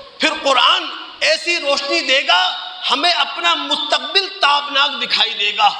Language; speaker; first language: Urdu; native; Urdu